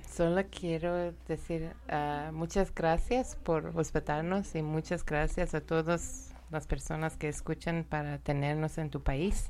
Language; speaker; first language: Spanish; non-native, learner; Persian